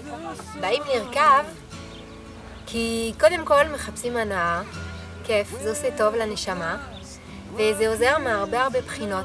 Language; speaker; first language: Hebrew; non-native, fluent; French